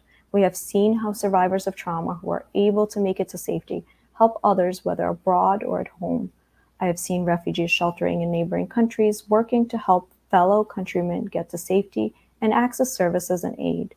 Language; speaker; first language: English; early bilingual, other home language; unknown